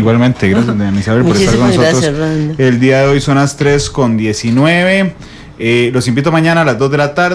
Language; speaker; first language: Spanish; native; Spanish